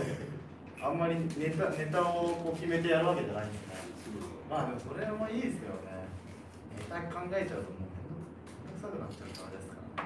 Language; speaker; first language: Japanese; native; Japanese